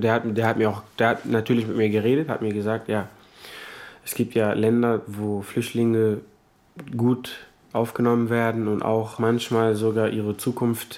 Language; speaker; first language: German; non-native, fluent; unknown